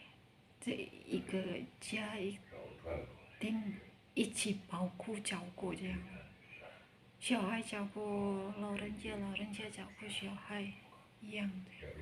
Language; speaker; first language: Chinese; non-native, learner; Indonesian